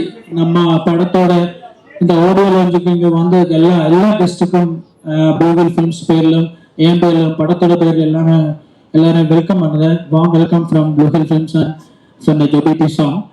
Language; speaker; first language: Tamil; non-native, learner; Malayalam